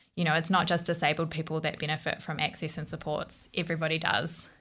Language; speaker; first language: English; native; English